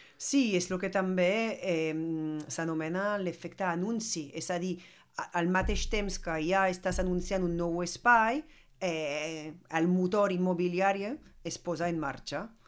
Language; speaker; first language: Catalan; non-native, fluent; French